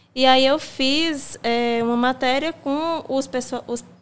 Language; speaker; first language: Portuguese; native; Portuguese